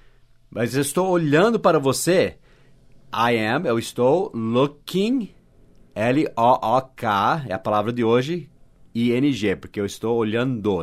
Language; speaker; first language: Portuguese; non-native, fluent; English